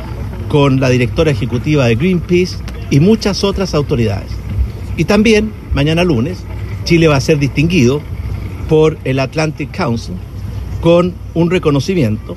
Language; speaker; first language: Spanish; native; Spanish